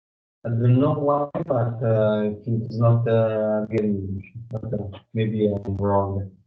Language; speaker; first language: English; non-native, learner; Italian